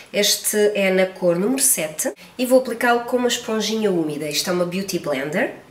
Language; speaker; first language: Portuguese; native; Portuguese